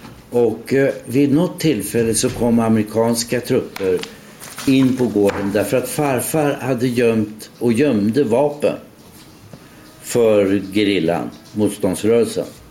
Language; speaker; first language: Swedish; non-native, fluent; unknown